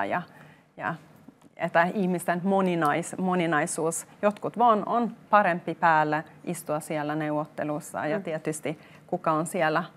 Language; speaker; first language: Finnish; non-native, local second language; Swedish